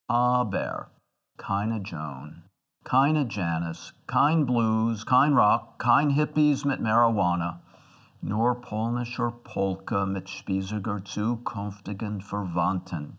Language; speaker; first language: German; non-native, fluent; English